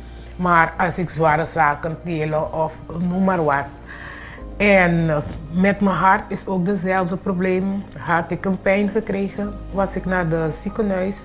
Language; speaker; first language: Dutch; non-native, local second language; Papiamento